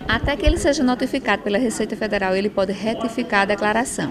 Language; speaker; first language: Portuguese; native; Portuguese